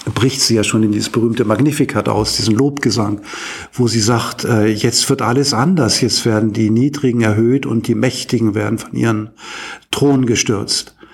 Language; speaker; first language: German; native; German